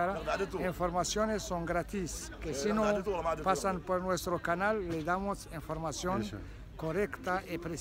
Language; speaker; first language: Spanish; non-native, learner; Arabic